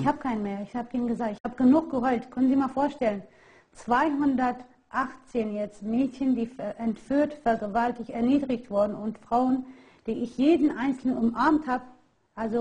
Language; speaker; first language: German; non-native, fluent; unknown